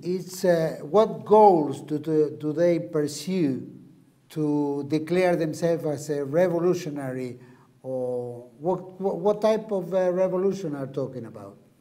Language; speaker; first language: English; non-native, learner; Spanish